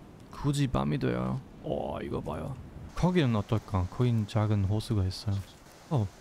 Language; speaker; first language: Korean; non-native, learner; German